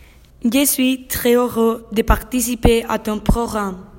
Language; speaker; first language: French; non-native, learner; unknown